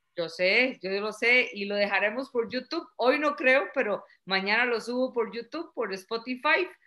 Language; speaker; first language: Spanish; native; Spanish